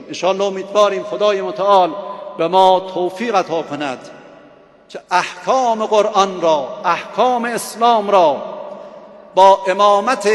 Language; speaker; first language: Persian; native; Persian